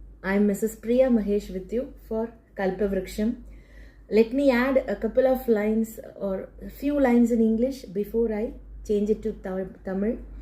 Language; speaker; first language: English; non-native, local second language; Tamil